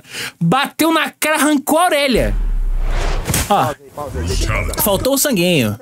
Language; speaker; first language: Portuguese; native; Portuguese